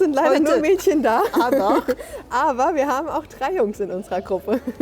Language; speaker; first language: German; native; German